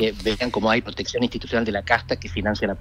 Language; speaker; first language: Spanish; native; Spanish